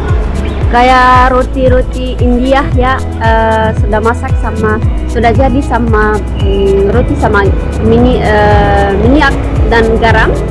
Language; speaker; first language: Indonesian; non-native, learner; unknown